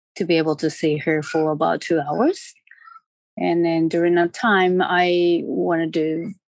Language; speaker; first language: English; non-native, fluent; Japanese